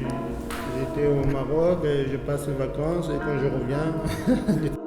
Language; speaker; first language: French; non-native, learner; Arabic